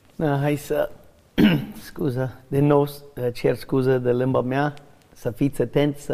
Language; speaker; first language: Romanian; non-native, fluent; English